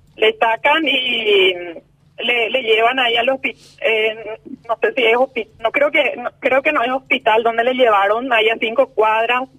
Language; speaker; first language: Spanish; native; Spanish